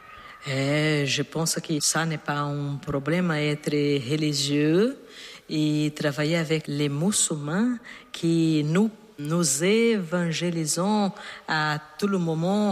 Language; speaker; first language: French; non-native, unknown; Portuguese